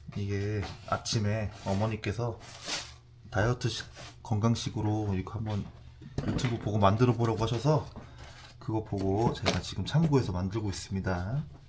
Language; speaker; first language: Korean; native; Korean